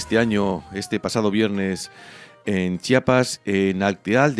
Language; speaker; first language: Spanish; native; Spanish